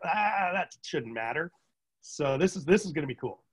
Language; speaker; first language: English; native; English